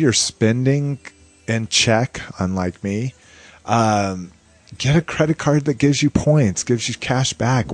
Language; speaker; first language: English; native; English